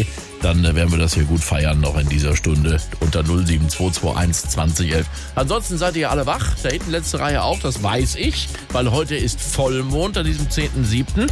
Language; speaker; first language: German; native; German